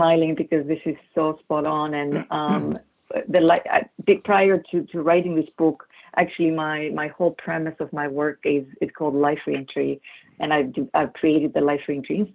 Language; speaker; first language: English; non-native, fluent; Greek